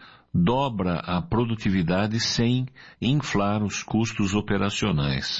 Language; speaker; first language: Portuguese; native; Portuguese